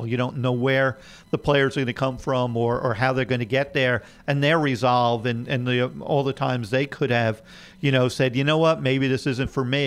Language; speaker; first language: English; native; English